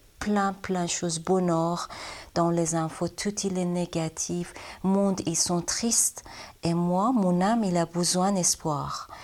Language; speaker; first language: French; non-native, learner; Persian